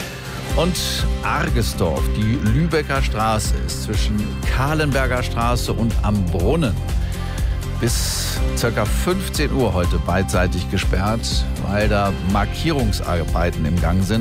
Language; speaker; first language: German; native; German